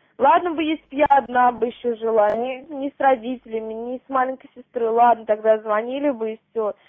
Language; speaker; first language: Russian; native; Russian